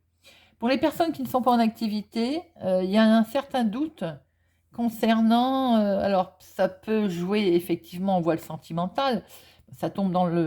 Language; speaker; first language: French; native; French